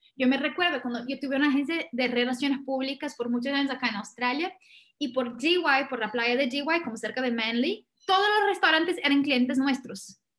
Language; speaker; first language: Spanish; non-native, fluent; Portuguese